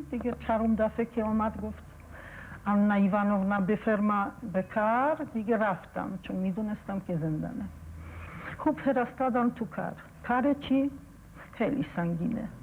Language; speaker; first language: Persian; non-native, fluent; Polish